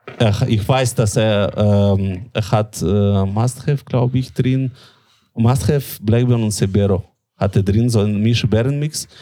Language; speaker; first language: German; non-native, fluent; Russian